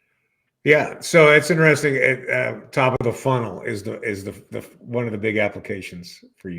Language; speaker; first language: English; native; English